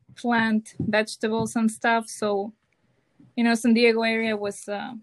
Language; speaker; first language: English; non-native, fluent; Spanish